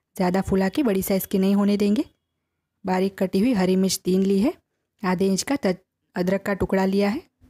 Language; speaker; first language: Hindi; non-native, local second language; Gujarati